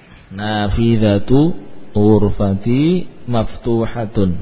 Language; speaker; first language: Arabic; non-native, fluent; Indonesian